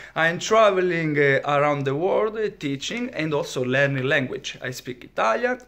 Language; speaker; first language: English; non-native, learner; Italian